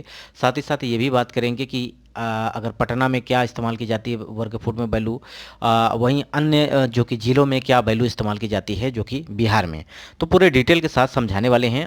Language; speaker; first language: Hindi; native; Hindi